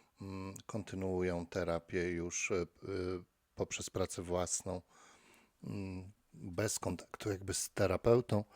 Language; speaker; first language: Polish; native; Polish